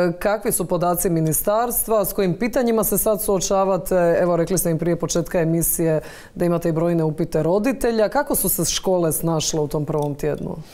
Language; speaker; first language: Croatian; native; Croatian